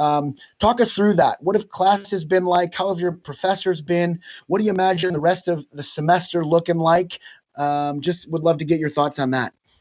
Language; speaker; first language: English; native; English